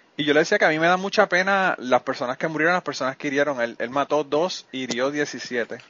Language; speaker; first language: Spanish; native; Spanish